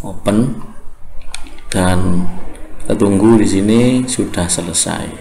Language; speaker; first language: Indonesian; native; Indonesian